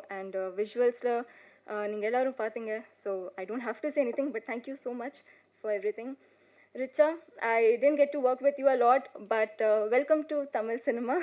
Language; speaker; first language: Tamil; non-native, fluent; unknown